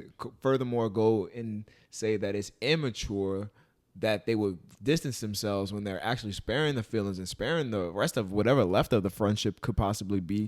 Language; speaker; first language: English; native; English